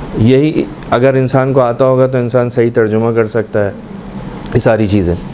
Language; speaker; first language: Urdu; native; Urdu